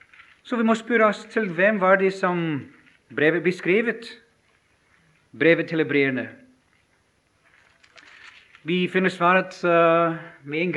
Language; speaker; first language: Norwegian; non-native, fluent; English